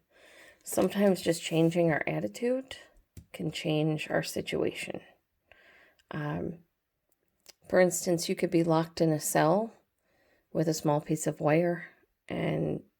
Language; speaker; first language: English; native; English